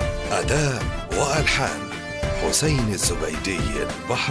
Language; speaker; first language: Arabic; native; Arabic